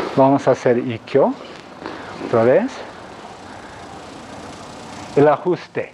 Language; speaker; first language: Spanish; non-native, fluent; English